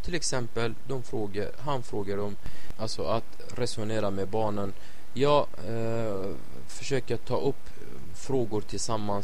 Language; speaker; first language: Swedish; non-native, fluent; Arabic